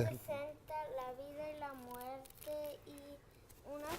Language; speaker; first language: Spanish; early bilingual, other home language; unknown